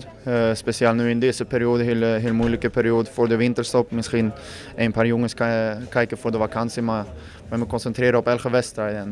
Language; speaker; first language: Dutch; non-native, learner; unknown